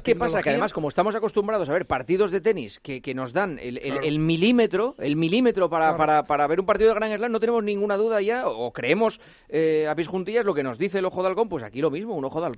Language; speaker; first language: Spanish; native; Spanish